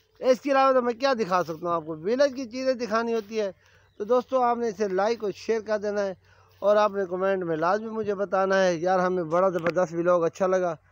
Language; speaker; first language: Urdu; non-native, local second language; Saraiki